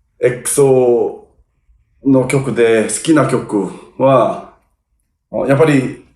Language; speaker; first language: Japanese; non-native, learner; Korean